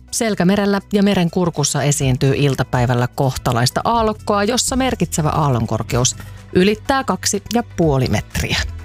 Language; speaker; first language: Finnish; native; Finnish